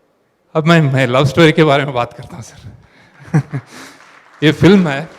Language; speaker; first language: Hindi; non-native, local second language; Telugu